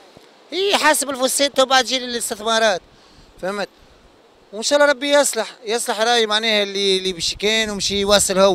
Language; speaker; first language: Arabic; native; Arabic